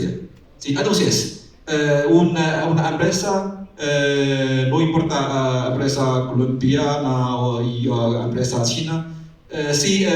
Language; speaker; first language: Spanish; non-native, learner; Chinese